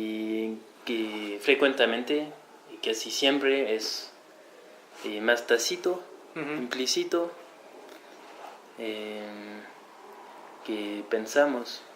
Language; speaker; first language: Spanish; non-native, fluent; French